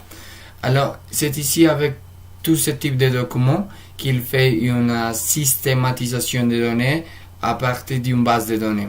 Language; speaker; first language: French; non-native, fluent; Spanish